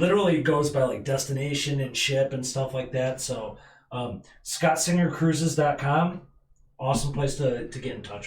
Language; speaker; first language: English; native; English